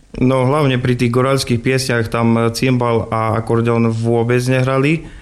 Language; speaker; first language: Slovak; non-native, local second language; Rusyn